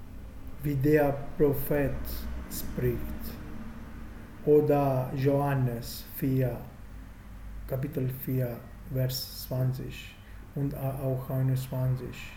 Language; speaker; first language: German; non-native, fluent; Italian